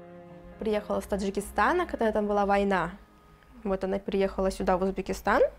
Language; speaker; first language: Russian; native; Russian